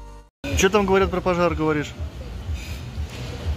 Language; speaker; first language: Russian; native; Russian